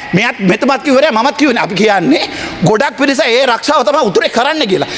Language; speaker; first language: Sinhala; non-native, local second language; Tamil